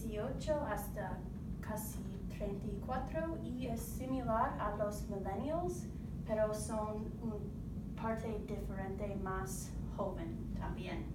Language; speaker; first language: Spanish; non-native, learner; English